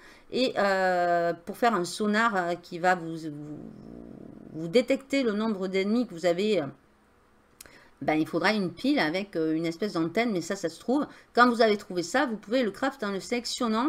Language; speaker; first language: French; native; French